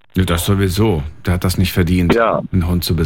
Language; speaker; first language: German; native; German